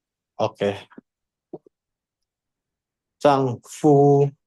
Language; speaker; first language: Chinese; non-native, learner; Indonesian